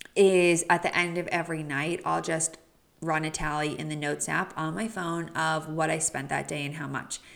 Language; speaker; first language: English; native; English